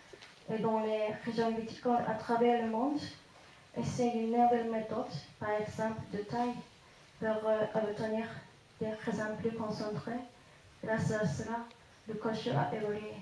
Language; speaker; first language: French; non-native, fluent; Japanese